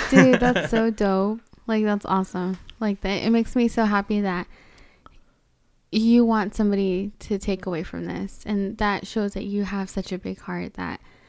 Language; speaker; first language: English; early bilingual, other home language; Spanish